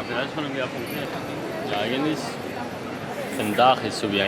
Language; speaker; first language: German; non-native, learner; Spanish